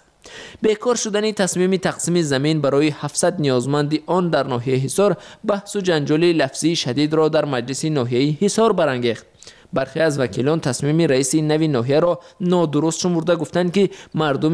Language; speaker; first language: Persian; native; Persian